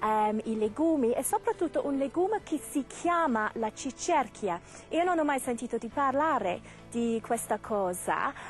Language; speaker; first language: Italian; non-native, fluent; English